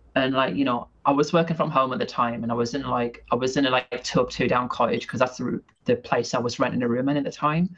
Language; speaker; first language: English; native; English